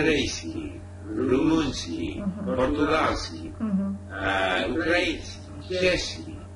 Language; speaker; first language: Russian; non-native, learner; English